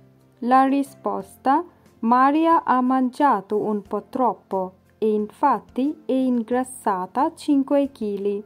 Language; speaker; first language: Italian; non-native, fluent; Bangla